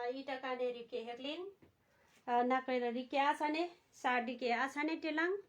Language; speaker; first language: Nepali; non-native, local second language; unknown